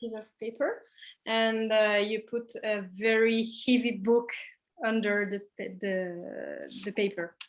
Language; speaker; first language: English; non-native, learner; French